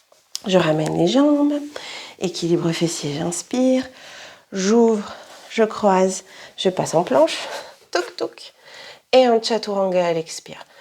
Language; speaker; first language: French; native; French